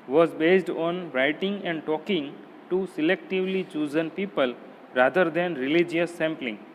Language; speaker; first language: English; non-native, local second language; Gujarati